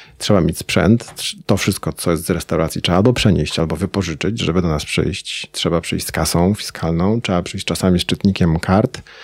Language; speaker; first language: Polish; native; Polish